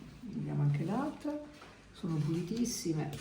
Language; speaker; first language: Italian; native; Italian